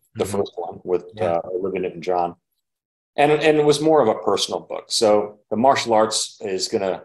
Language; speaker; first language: English; native; English